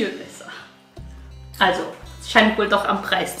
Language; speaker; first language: German; native; German